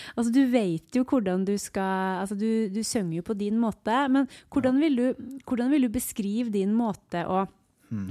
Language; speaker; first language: Norwegian; native; Norwegian